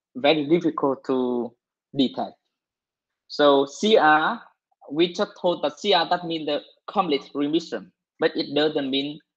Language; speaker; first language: English; non-native, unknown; Vietnamese